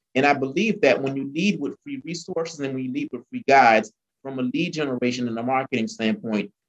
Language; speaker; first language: English; early bilingual, other home language; Haitian Creole